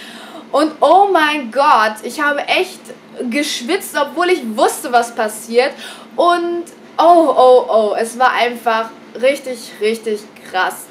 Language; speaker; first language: German; native; German